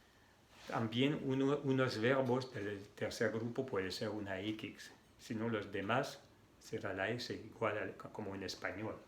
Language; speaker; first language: Spanish; non-native, fluent; French